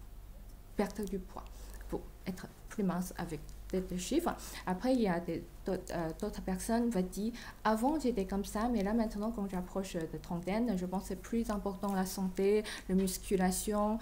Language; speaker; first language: French; non-native, fluent; Chinese